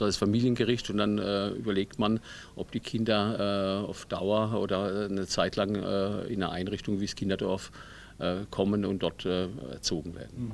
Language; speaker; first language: German; native; German